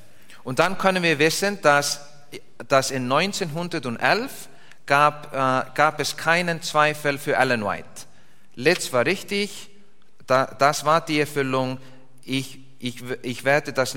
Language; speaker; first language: German; non-native, learner; Icelandic